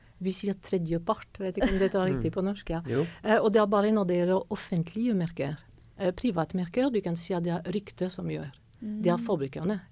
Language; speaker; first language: Norwegian; non-native, fluent; French